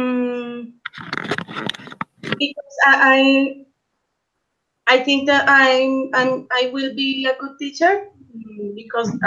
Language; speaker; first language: English; non-native, learner; Spanish